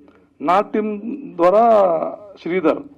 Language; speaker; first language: Telugu; early bilingual, heritage; Telugu